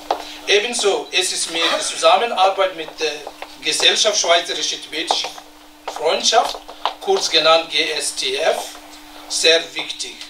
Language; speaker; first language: German; non-native, fluent; Tibetan